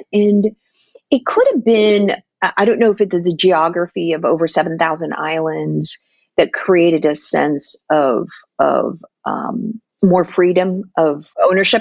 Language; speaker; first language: English; non-native, local second language; Filipino